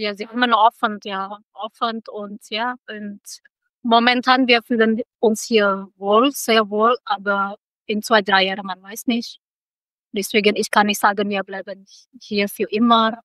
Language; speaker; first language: German; non-native, local second language; Indonesian